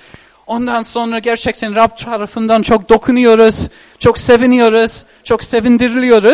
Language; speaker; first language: Turkish; non-native, fluent; English